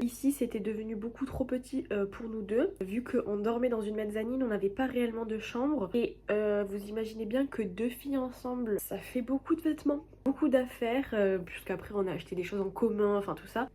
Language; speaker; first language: French; native; French